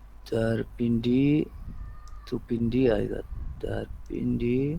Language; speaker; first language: Persian; non-native, learner; Urdu